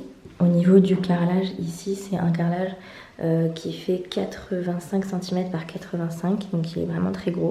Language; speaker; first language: French; native; French